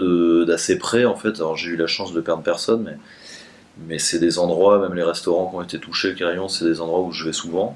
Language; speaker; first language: French; native; French